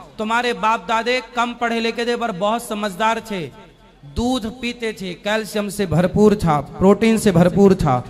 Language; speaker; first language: Hindi; native; Hindi